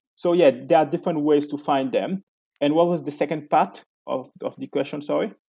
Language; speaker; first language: English; non-native, fluent; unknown